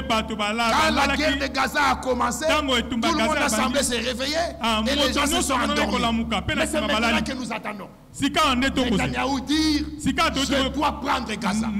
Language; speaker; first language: French; non-native, local second language; Lingala